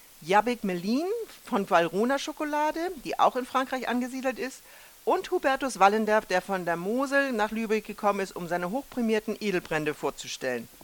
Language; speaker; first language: German; native; German